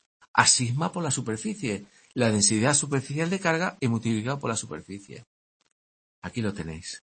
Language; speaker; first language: Spanish; native; Spanish